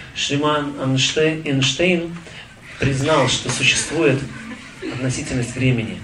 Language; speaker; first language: Russian; native; Russian